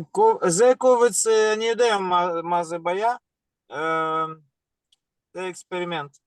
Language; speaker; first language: Hebrew; non-native, learner; Russian